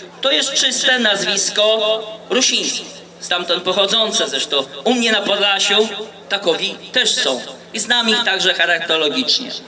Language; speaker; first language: Polish; native; Polish